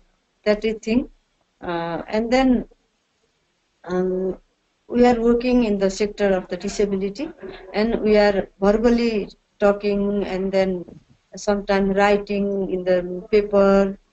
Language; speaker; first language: English; non-native, learner; Nepali